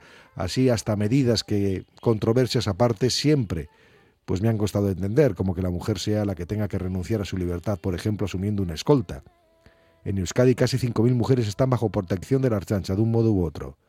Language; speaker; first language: Spanish; native; Spanish